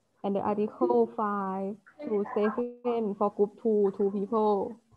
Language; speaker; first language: English; non-native, fluent; Thai